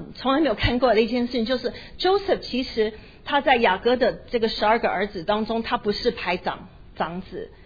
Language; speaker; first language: Chinese; native; Chinese